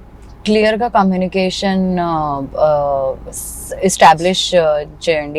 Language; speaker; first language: Telugu; non-native, learner; Gujarati